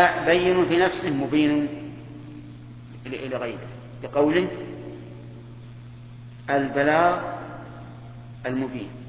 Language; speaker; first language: Arabic; native; Arabic